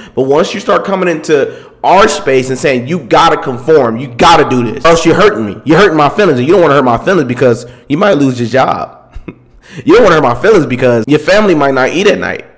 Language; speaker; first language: English; native; English